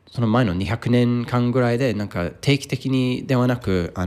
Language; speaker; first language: Japanese; non-native, fluent; English